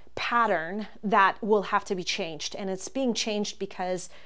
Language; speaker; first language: English; non-native, fluent; German